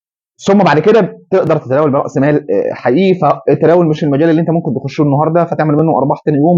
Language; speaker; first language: Arabic; native; Arabic